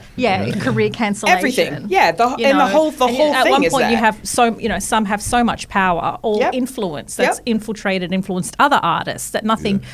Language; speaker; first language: English; native; English